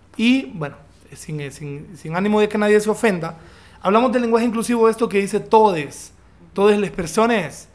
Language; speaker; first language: Spanish; native; Spanish